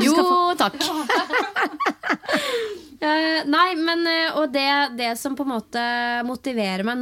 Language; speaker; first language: Norwegian; native; Norwegian